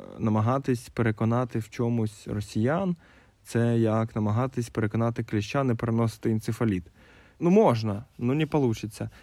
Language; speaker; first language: Ukrainian; non-native, local second language; Russian